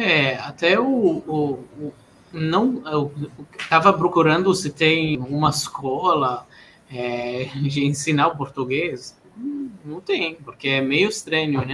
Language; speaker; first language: Portuguese; non-native, fluent; Arabic